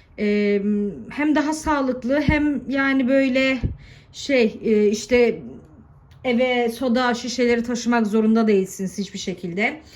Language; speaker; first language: Turkish; early bilingual, heritage; Turkish